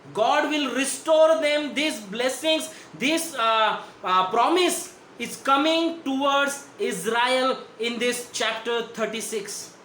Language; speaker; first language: English; non-native, local second language; Marathi